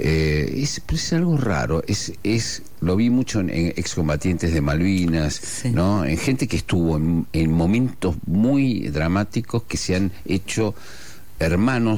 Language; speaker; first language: Spanish; non-native, local second language; Asturian